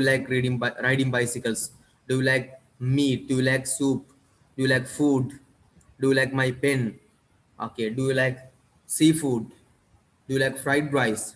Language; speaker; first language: English; non-native, local second language; Sinhala